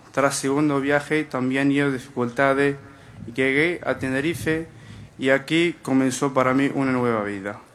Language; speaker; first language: Spanish; non-native, fluent; Arabic